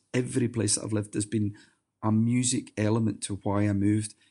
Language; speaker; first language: English; native; English